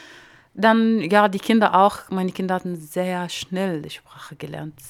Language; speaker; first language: German; non-native, learner; Arabic